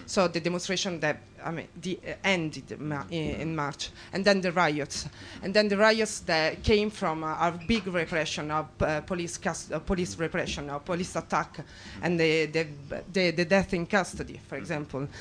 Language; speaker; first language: English; non-native, fluent; Italian